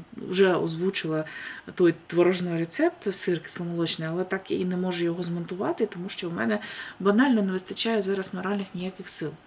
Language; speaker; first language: Ukrainian; non-native, local second language; Russian